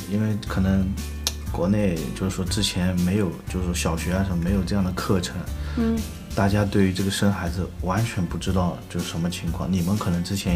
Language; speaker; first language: Chinese; native; Chinese